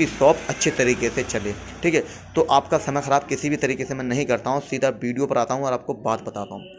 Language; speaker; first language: Hindi; native; Hindi